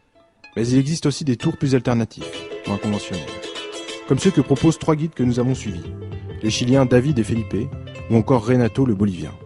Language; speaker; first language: French; native; French